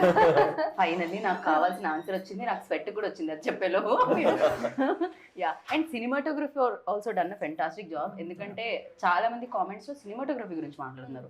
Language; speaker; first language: Telugu; native; Telugu